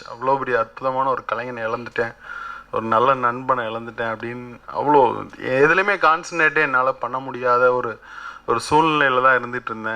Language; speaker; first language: Tamil; native; Tamil